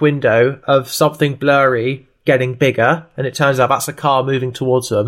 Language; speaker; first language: English; native; English